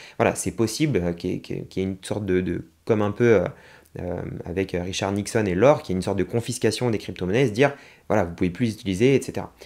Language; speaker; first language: French; native; French